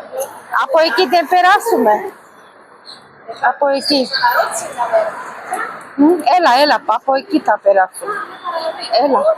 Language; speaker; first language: Greek; non-native, learner; Armenian